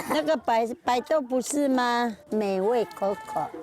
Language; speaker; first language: Chinese; non-native, local second language; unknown